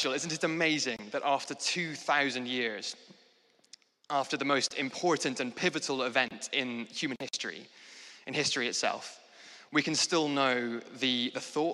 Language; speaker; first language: English; native; English